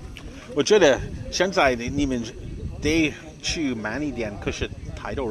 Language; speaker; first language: Chinese; non-native, learner; English